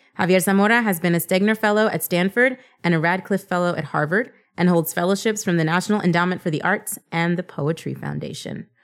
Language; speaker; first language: English; early bilingual, other home language; Spanish